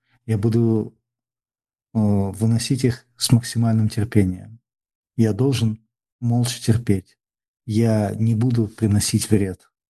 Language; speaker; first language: Russian; native; Russian